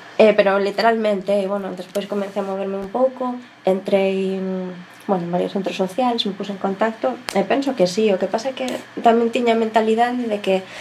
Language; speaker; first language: Galician; non-native, local second language; Spanish